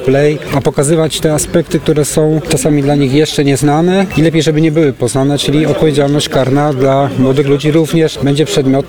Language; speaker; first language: Polish; native; Polish